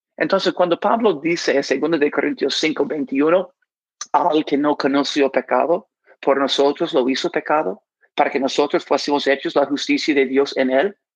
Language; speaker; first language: Spanish; non-native, fluent; English